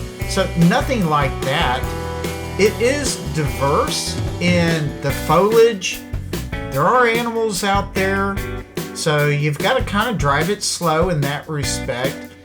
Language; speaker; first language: English; native; English